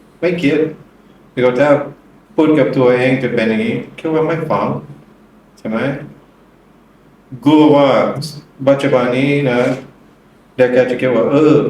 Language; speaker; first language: Thai; non-native, learner; English